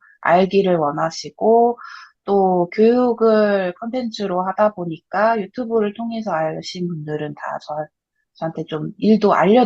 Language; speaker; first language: Korean; native; Korean